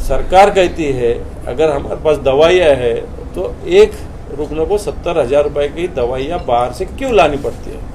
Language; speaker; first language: Hindi; non-native, local second language; Marathi